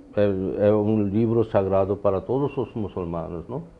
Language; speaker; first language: Portuguese; non-native, fluent; Urdu